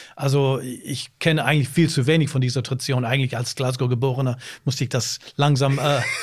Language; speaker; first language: German; non-native, fluent; English